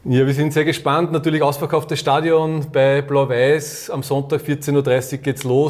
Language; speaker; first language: German; native; German